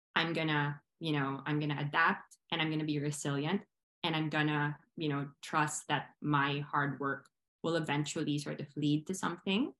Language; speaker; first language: English; non-native, local second language; Filipino